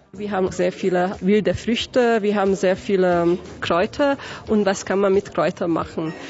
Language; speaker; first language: German; non-native, fluent; Hungarian